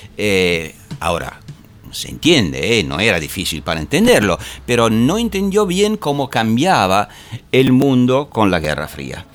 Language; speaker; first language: Spanish; non-native, fluent; Italian